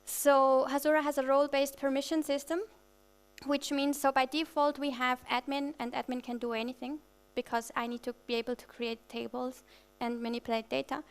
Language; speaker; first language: English; non-native, fluent; German